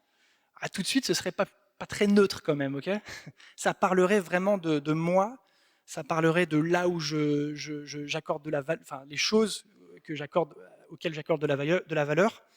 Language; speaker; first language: French; native; French